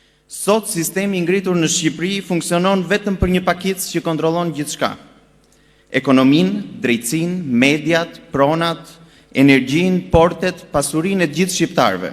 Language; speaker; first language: Albanian; native; Albanian